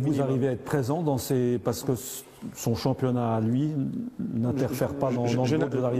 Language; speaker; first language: French; native; French